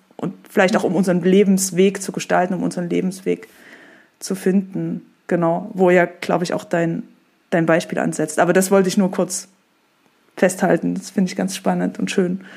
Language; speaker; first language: German; native; German